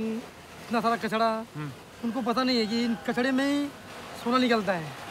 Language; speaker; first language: Hindi; native; Hindi